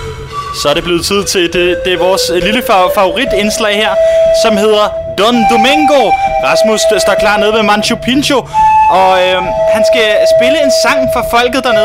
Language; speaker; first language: Danish; native; Danish